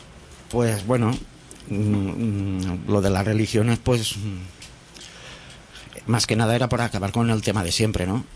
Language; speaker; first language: Spanish; native; Spanish